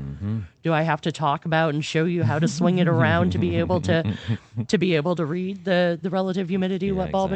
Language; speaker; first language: English; native; English